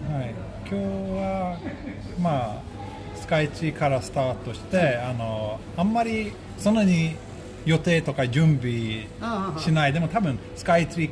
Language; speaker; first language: Japanese; non-native, fluent; Swedish